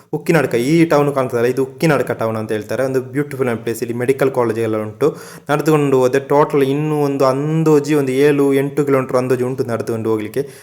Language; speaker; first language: Kannada; non-native, local second language; Tulu